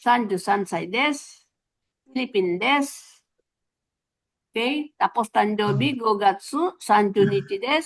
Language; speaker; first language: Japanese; non-native, fluent; Filipino